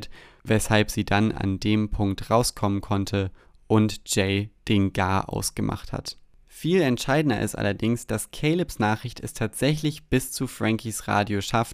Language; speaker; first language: German; native; German